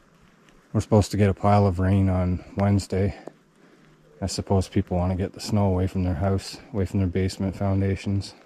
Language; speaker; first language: English; native; English